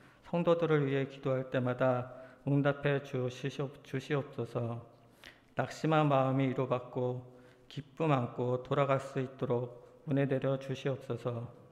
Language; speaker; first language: Korean; native; Korean